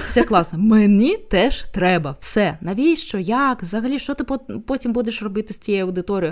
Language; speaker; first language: Ukrainian; non-native, local second language; Russian